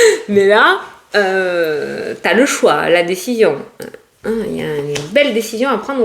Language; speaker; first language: French; native; French